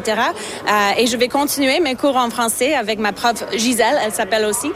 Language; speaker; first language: French; non-native, fluent; Slovak